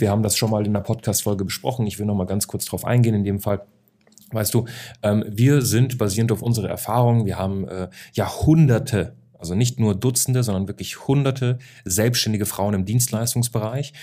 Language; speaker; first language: German; native; German